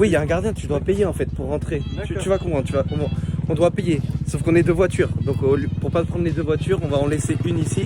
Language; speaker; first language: French; native; French